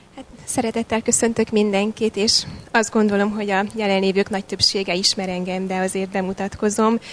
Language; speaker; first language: Hungarian; native; Hungarian